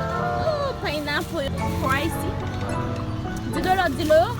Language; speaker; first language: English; non-native, learner; Haitian Creole